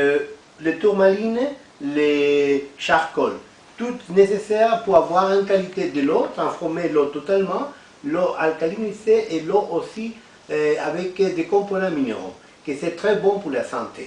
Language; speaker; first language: French; non-native, fluent; Spanish